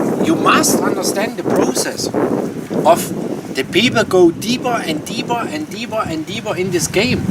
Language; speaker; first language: English; non-native, learner; German